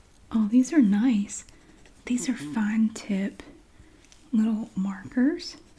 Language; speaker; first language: English; native; English